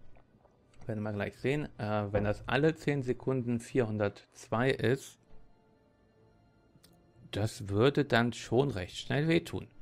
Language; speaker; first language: German; native; German